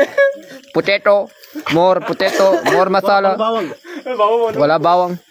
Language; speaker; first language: Filipino; non-native, local second language; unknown